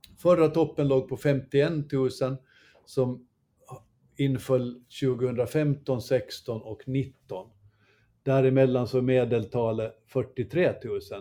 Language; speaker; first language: Swedish; native; Swedish